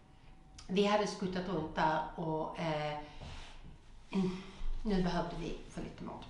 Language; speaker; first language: Swedish; native; Swedish